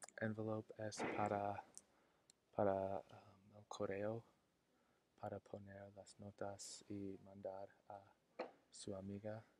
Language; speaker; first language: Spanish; non-native, learner; English